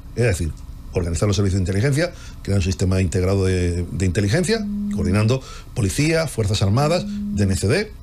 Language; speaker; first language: Spanish; native; Spanish